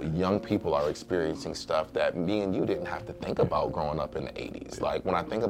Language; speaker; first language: English; native; English